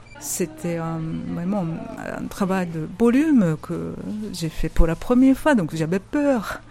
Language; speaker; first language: French; non-native, fluent; Japanese